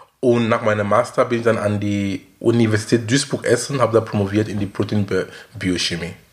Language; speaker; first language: German; non-native, fluent; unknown